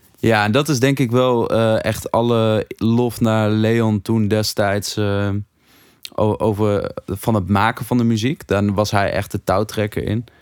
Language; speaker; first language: Dutch; native; Dutch